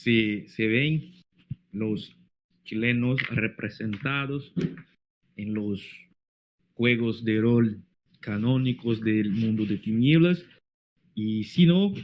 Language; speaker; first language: Spanish; non-native, learner; Portuguese